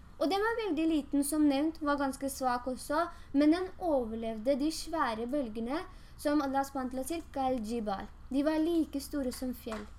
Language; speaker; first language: Norwegian; early bilingual, other home language; Urdu